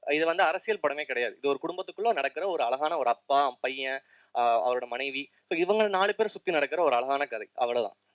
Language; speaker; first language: Tamil; native; Tamil